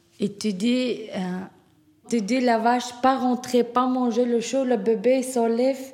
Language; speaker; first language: French; non-native, learner; Turkish